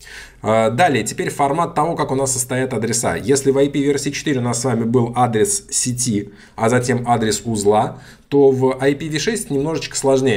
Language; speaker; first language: Russian; native; Russian